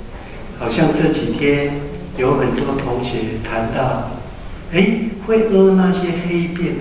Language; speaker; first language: Chinese; native; Chinese